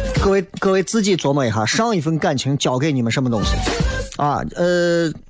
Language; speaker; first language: Chinese; native; Chinese